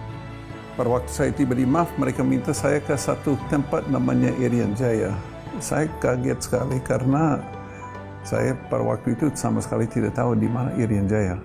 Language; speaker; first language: Indonesian; non-native, fluent; English